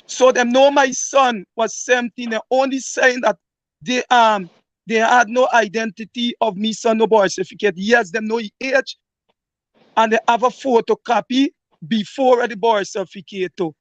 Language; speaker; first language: English; native; English